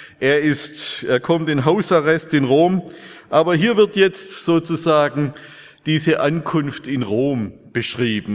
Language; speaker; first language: German; native; German